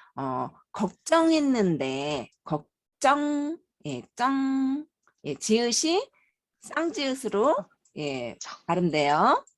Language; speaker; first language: Korean; native; Korean